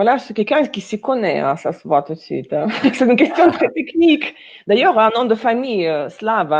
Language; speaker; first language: French; non-native, fluent; Russian